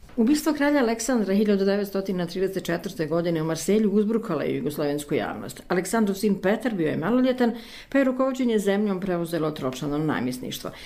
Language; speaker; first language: Serbian; native; Serbian